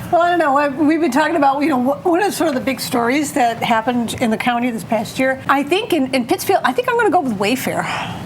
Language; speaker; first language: English; native; English